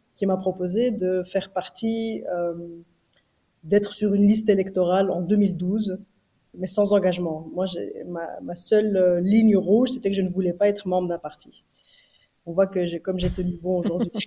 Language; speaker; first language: French; native; French